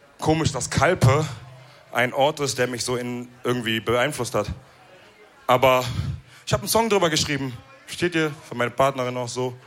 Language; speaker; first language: German; early bilingual, other home language; Wolof